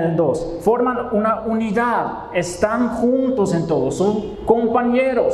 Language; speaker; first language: Spanish; non-native, fluent; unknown